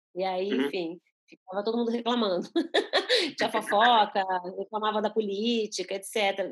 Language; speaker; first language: Portuguese; early bilingual, other home language; Spanish